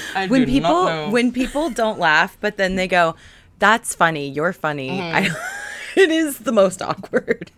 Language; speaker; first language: English; native; English